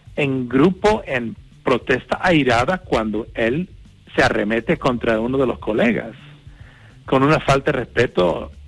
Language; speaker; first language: Spanish; non-native, fluent; English